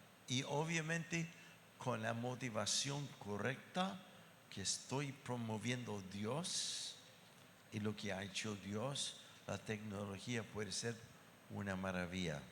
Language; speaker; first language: Spanish; non-native, fluent; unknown